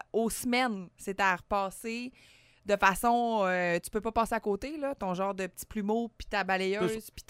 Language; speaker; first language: French; native; French